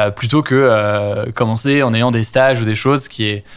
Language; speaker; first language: French; native; French